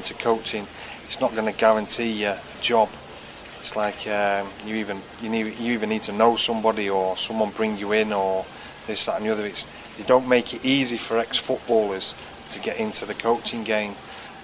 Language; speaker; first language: English; native; English